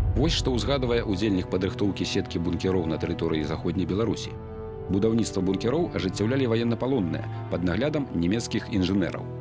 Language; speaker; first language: Belarusian; native; Belarusian